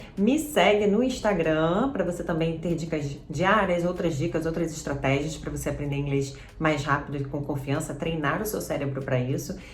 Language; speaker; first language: Portuguese; native; Portuguese